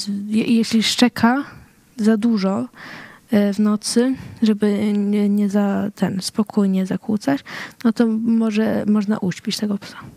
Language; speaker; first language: Polish; early bilingual, heritage; Swedish